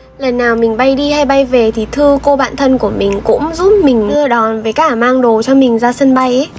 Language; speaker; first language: Vietnamese; native; Vietnamese